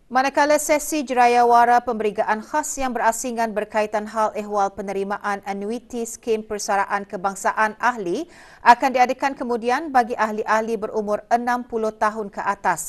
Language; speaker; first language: Malay; native; Malay